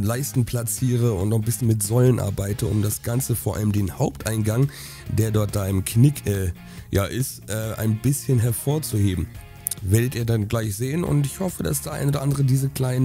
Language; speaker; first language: German; native; German